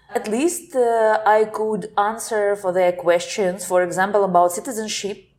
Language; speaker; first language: English; non-native, fluent; Ukrainian